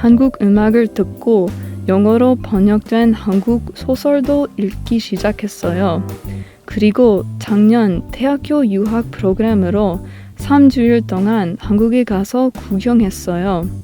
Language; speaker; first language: Korean; non-native, learner; English